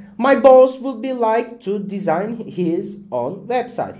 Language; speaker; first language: English; non-native, fluent; Turkish